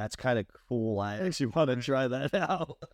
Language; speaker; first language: English; native; English